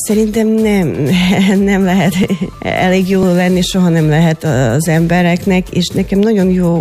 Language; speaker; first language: Hungarian; non-native, fluent; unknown